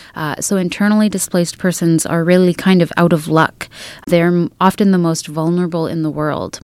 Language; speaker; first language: English; native; English